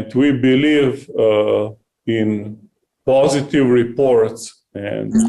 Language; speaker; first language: English; non-native, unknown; Slovenian